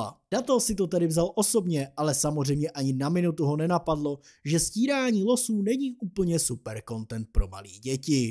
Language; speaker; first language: Czech; native; Czech